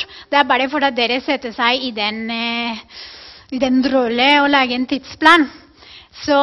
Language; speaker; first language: Norwegian; non-native, fluent; Spanish